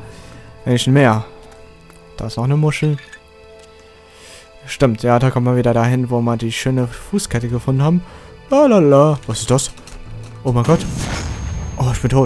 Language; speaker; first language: German; native; German